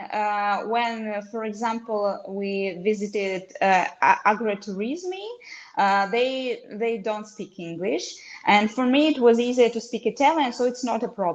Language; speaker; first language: English; non-native, fluent; Russian